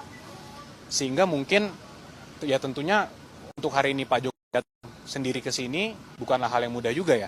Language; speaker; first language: Indonesian; native; Indonesian